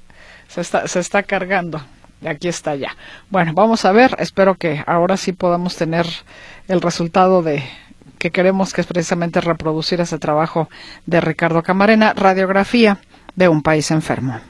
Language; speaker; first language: Spanish; native; Spanish